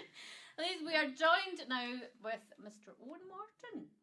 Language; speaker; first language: English; native; English